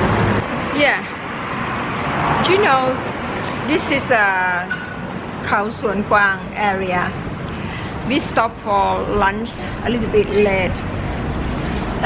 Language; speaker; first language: English; non-native, learner; Thai